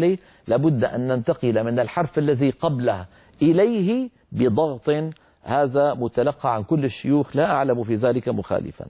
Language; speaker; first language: Arabic; native; Arabic